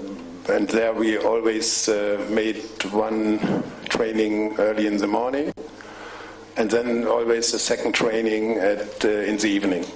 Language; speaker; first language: English; non-native, fluent; German